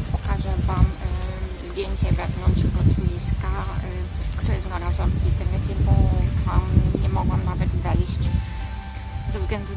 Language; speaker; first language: Polish; native; Polish